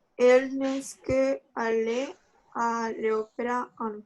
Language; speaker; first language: French; non-native, learner; Spanish